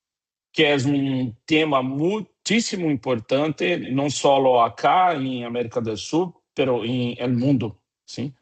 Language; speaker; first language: Portuguese; non-native, fluent; Spanish